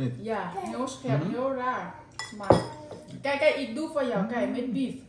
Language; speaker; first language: Dutch; non-native, learner; Thai